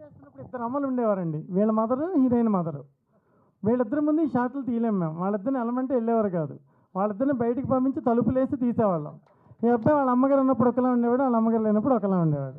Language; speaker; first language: Telugu; native; Telugu